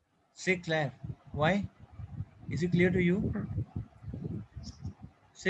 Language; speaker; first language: French; non-native, fluent; Hindi